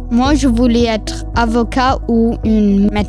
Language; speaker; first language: French; non-native, local second language; English